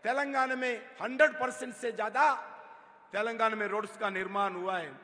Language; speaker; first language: Hindi; non-native, local second language; Telugu